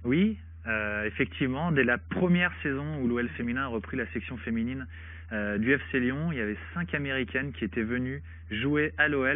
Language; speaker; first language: French; native; French